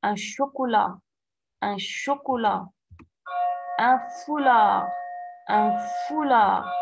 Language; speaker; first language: French; non-native, fluent; Arabic